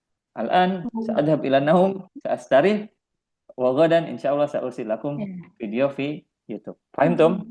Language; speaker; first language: Arabic; non-native, fluent; Indonesian